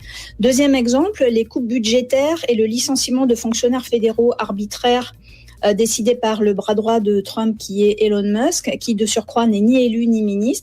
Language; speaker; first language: French; native; French